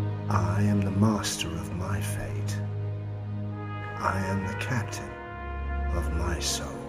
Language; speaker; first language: English; non-native, local second language; Spanish